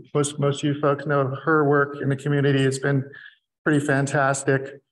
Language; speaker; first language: English; native; English